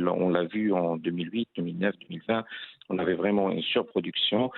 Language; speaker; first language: French; non-native, local second language; Arabic